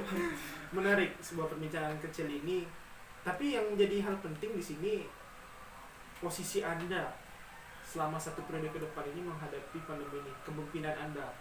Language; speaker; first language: Indonesian; native; Indonesian